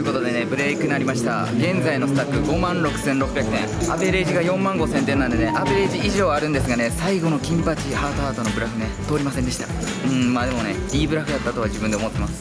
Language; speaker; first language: Japanese; native; Japanese